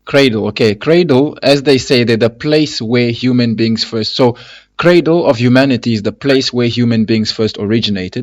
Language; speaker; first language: English; non-native, fluent; Lingala